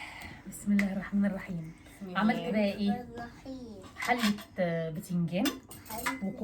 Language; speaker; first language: Arabic; native; Arabic